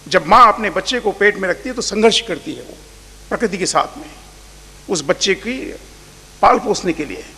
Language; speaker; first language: Hindi; non-native, local second language; Marathi